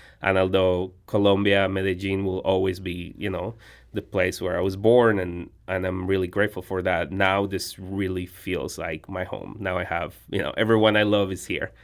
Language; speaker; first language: English; non-native, fluent; Spanish